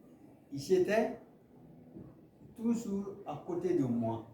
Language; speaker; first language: French; non-native, local second language; Mandingo